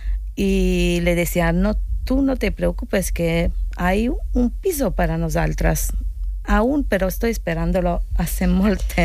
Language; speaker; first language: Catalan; non-native, learner; Italian